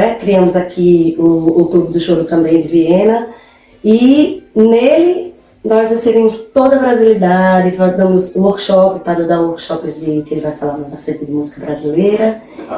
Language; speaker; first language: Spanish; non-native, learner; Portuguese